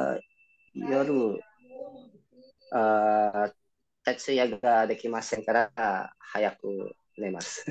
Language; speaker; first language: Japanese; non-native, learner; Indonesian